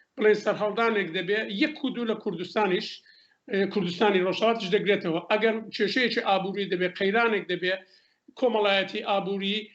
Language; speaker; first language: Central Kurdish; native; Central Kurdish